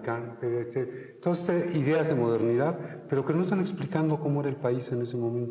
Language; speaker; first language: Spanish; native; Spanish